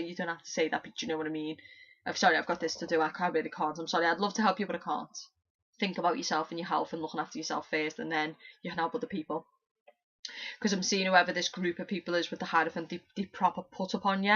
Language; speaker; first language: English; native; English